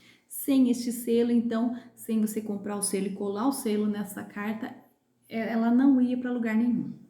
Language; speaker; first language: Portuguese; native; Portuguese